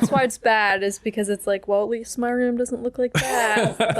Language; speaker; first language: English; native; English